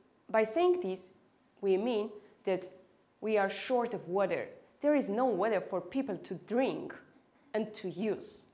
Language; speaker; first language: English; non-native, fluent; Armenian